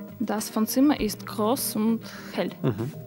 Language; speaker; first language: German; non-native, learner; Russian